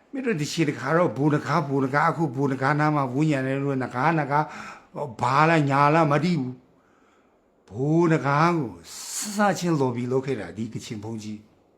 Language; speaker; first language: Burmese; non-native, local second language; Kachin